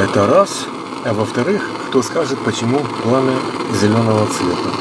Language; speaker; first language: Russian; native; Russian